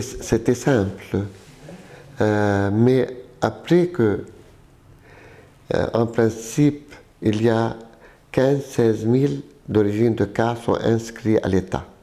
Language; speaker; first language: French; non-native, local second language; Arabic